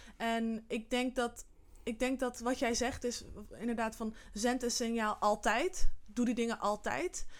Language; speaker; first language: Dutch; early bilingual, other home language; Somali